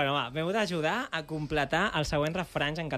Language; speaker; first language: Catalan; native; Catalan